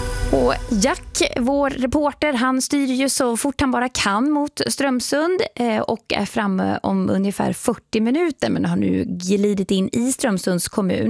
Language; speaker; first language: Swedish; native; Swedish